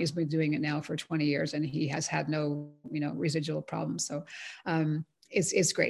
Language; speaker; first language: English; native; English